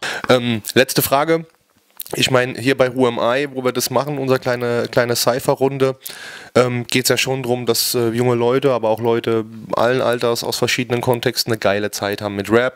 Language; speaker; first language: German; native; German